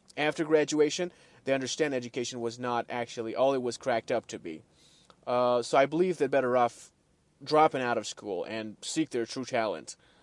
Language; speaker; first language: English; non-native, fluent; Persian